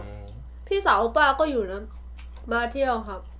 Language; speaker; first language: Korean; non-native, learner; Thai